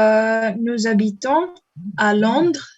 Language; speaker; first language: French; non-native, learner; Indonesian